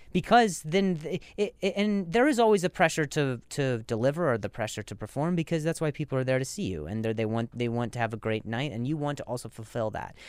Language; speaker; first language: English; native; English